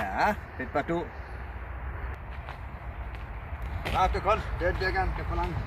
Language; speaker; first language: Thai; non-native, learner; German